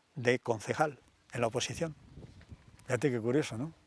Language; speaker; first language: Spanish; native; Spanish